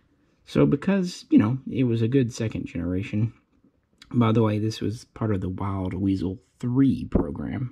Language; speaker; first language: English; native; English